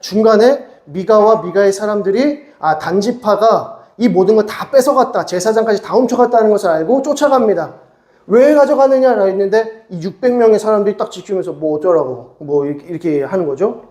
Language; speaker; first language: Korean; native; Korean